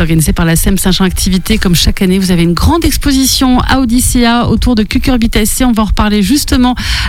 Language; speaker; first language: French; native; French